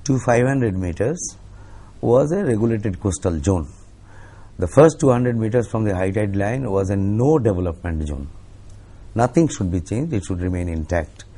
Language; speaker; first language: English; non-native, local second language; Bangla